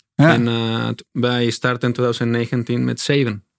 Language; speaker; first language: Dutch; non-native, fluent; Spanish